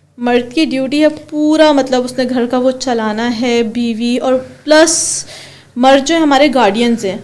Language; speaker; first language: Urdu; early bilingual, heritage; Urdu